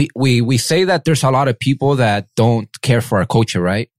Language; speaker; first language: English; early bilingual, other home language; Spanish